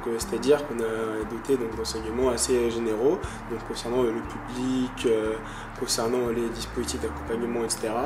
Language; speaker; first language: French; native; French